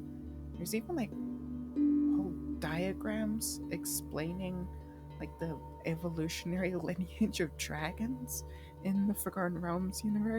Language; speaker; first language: English; native; English